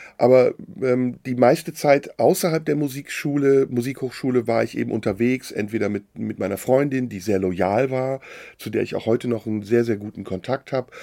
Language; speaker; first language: German; early bilingual, other home language; Turkish